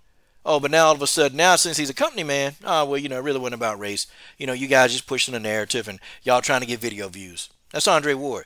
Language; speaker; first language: English; native; English